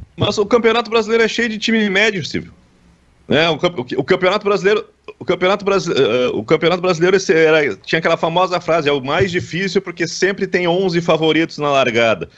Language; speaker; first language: Portuguese; native; Portuguese